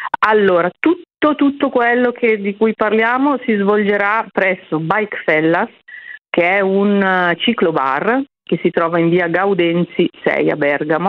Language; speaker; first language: Italian; native; Italian